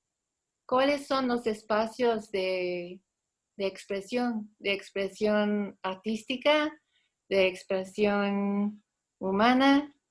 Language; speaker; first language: Spanish; non-native, fluent; French